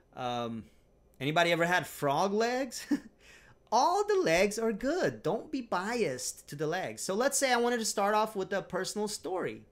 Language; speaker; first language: English; non-native, fluent; Romanian